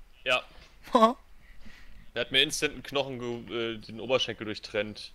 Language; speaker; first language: German; native; German